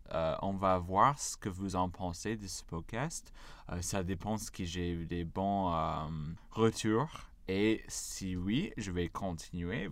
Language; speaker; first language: French; non-native, fluent; English